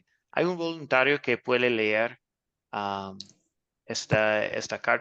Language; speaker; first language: Spanish; non-native, fluent; English